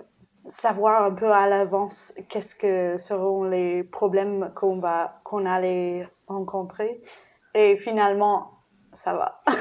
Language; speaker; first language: French; non-native, fluent; English